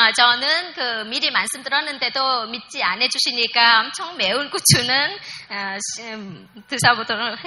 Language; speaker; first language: Korean; non-native, fluent; Vietnamese